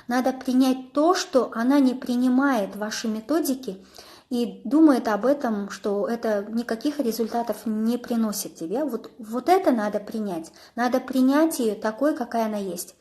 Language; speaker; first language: Russian; non-native, local second language; Kazakh